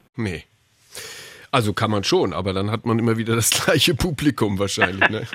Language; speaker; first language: German; native; German